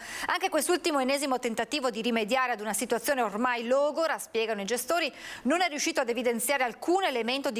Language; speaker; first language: Italian; native; Italian